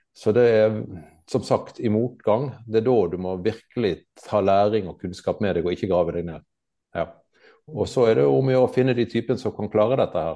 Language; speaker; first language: Norwegian; native; Norwegian